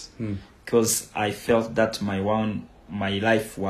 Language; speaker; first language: English; non-native, local second language; Kinyarwanda